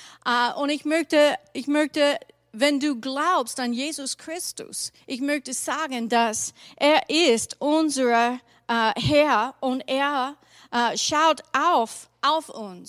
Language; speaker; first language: German; non-native, fluent; English